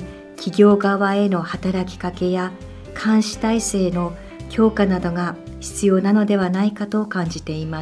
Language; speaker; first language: Japanese; native; Japanese